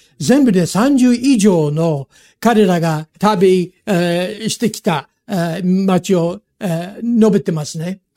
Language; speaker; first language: Japanese; non-native, fluent; English